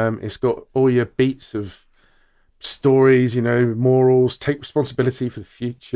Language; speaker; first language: English; native; English